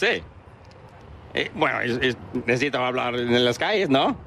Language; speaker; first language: Spanish; non-native, learner; English